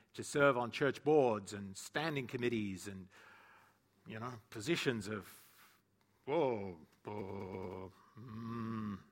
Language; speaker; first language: English; native; English